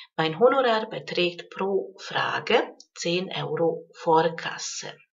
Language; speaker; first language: German; non-native, fluent; Hungarian